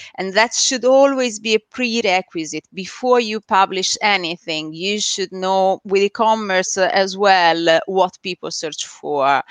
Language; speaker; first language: English; non-native, fluent; Italian